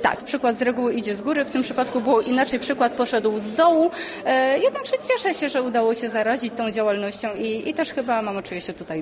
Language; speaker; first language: Polish; native; Polish